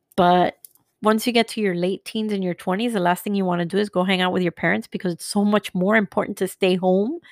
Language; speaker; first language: English; native; English